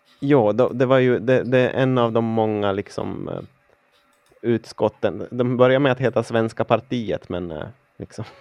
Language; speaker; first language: Swedish; native; Swedish